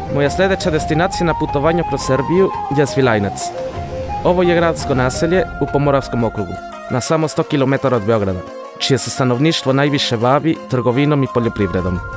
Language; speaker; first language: Serbian; non-native, fluent; Spanish